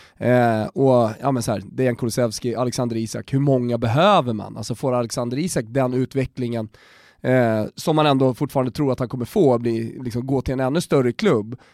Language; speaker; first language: Swedish; native; Swedish